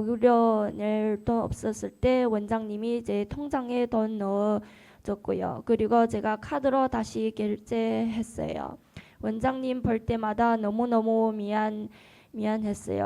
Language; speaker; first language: Korean; non-native, learner; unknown